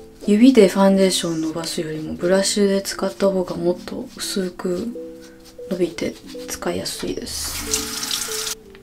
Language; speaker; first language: Japanese; early bilingual, heritage; Japanese